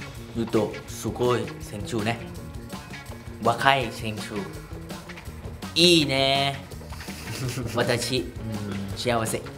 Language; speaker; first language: Japanese; non-native, learner; Thai